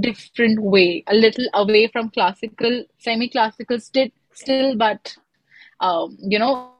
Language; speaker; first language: English; non-native, local second language; Hindi